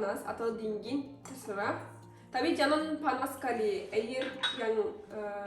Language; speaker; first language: Indonesian; non-native, learner; Turkish